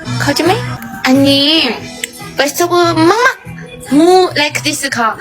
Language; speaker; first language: Thai; non-native, learner; Korean